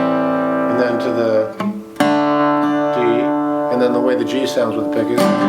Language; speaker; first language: English; native; English